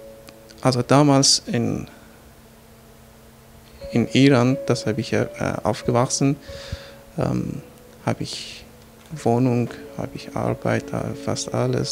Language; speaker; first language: German; non-native, learner; Persian